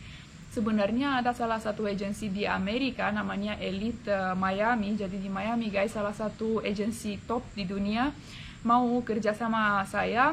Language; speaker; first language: Indonesian; non-native, fluent; Romanian